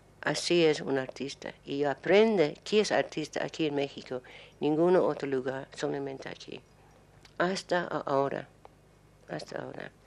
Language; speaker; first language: Spanish; non-native, learner; English